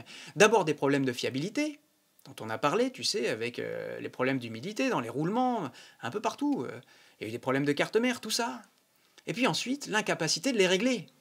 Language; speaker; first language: French; native; French